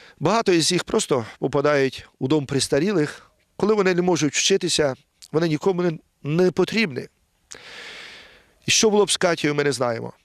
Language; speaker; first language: Ukrainian; native; Ukrainian